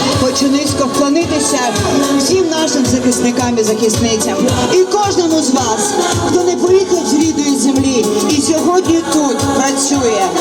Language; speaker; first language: Ukrainian; native; Ukrainian